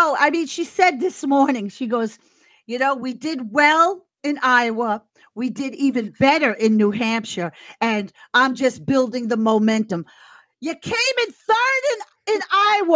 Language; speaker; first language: English; native; English